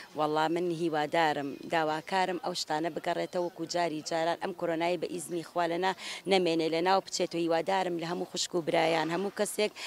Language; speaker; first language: Central Kurdish; non-native, local second language; Gurani